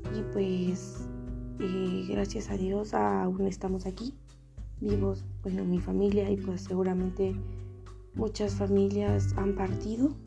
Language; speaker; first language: Spanish; non-native, local second language; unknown